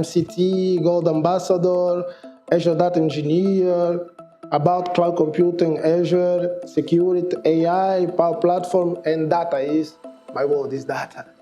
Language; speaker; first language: English; non-native, learner; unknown